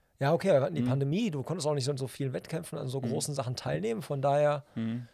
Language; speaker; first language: German; native; German